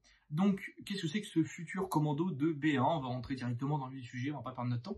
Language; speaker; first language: French; native; French